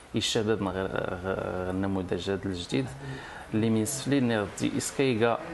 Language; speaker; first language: Arabic; native; Arabic